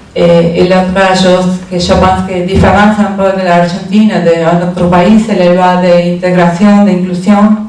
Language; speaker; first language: French; non-native, learner; Spanish